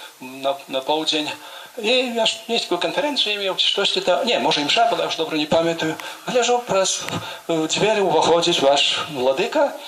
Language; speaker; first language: Belarusian; non-native, local second language; Polish